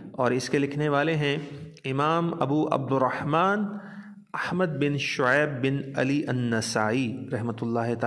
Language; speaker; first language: Urdu; non-native, local second language; Punjabi